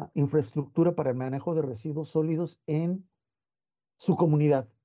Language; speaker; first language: Spanish; native; Spanish